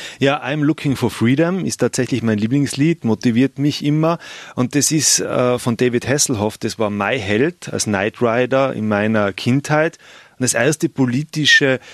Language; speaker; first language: German; native; German